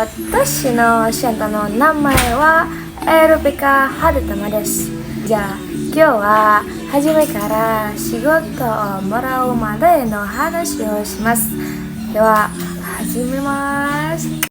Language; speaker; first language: Japanese; non-native, learner; Indonesian